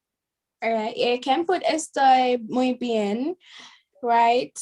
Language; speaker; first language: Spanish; non-native, fluent; English